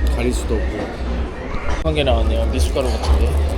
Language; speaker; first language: Korean; native; Korean